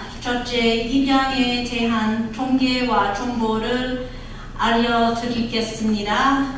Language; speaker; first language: Korean; non-native, learner; English